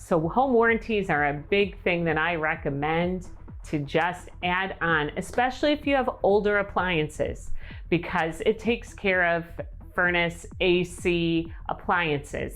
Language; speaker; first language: English; native; English